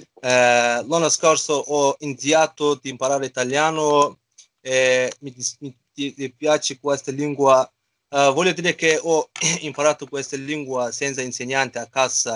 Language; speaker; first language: Italian; non-native, learner; Azerbaijani